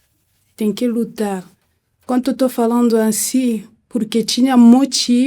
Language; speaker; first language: Portuguese; non-native, fluent; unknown